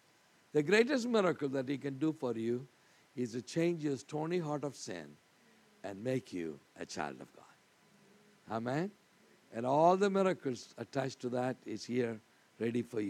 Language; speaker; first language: English; non-native, local second language; Malayalam